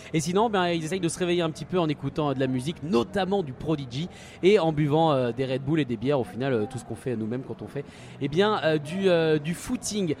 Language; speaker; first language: French; native; French